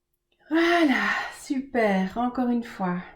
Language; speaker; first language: French; native; French